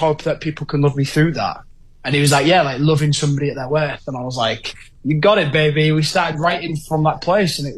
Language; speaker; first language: English; native; English